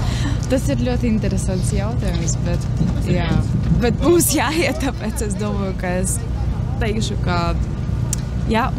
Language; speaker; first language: Latvian; non-native, local second language; Russian